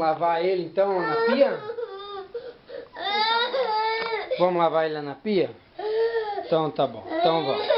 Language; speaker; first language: Portuguese; native; Portuguese